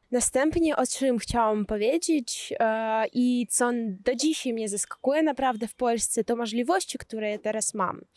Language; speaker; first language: Polish; non-native, fluent; Russian